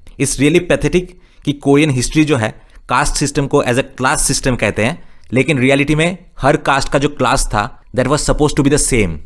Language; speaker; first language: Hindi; non-native, local second language; Bangla